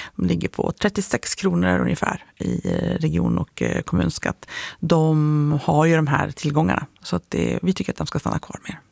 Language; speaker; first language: Swedish; native; Swedish